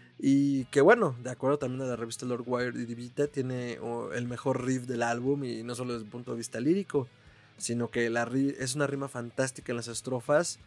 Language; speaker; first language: Spanish; native; Spanish